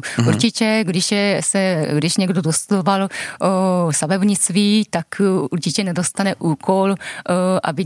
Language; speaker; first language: Czech; non-native, fluent; Japanese